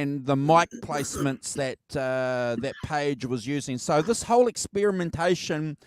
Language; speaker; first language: English; native; English